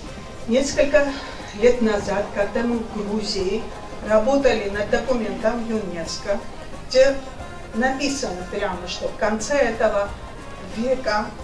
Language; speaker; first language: Russian; non-native, fluent; Georgian